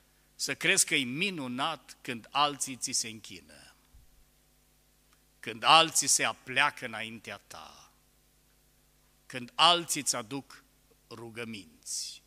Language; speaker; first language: Romanian; native; Romanian